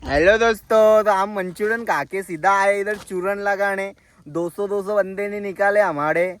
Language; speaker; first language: Hindi; non-native, local second language; Marathi